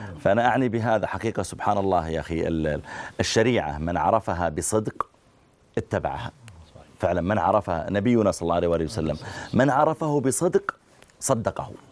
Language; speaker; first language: Arabic; native; Arabic